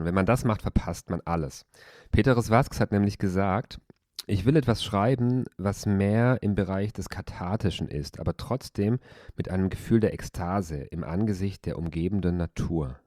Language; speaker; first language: German; native; German